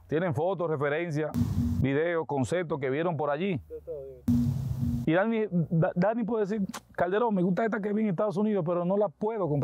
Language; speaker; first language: Spanish; native; Spanish